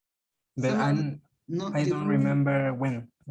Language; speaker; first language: English; non-native, learner; Spanish